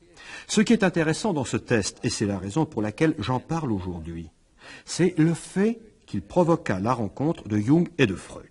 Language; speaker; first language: French; native; French